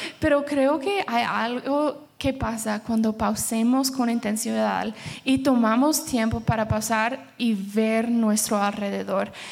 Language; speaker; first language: Spanish; early bilingual, heritage; Spanish